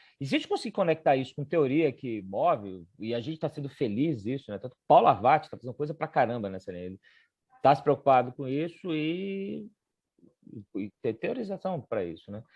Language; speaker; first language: Portuguese; native; Portuguese